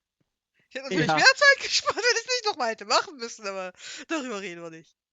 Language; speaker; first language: German; native; German